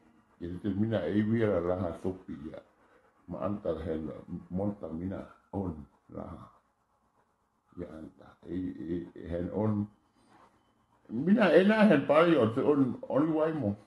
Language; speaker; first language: Finnish; non-native, learner; Thai